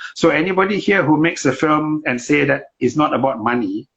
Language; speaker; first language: English; non-native, local second language; Malay